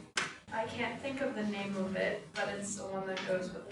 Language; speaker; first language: English; native; English